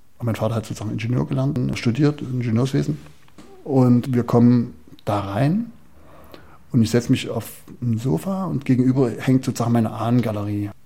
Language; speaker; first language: German; native; German